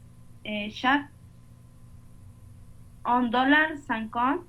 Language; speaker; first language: French; non-native, learner; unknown